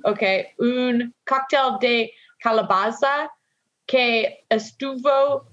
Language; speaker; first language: Spanish; non-native, learner; English